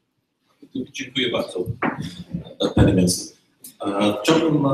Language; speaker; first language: Polish; non-native, learner; English